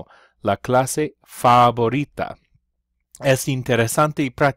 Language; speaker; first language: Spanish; non-native, fluent; English